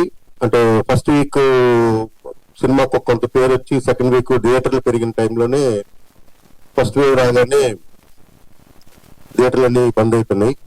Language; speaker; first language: Telugu; native; Telugu